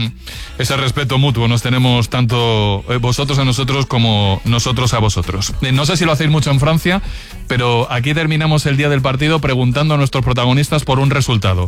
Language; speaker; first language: Spanish; native; Spanish